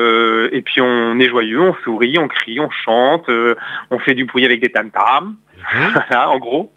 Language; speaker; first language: French; native; French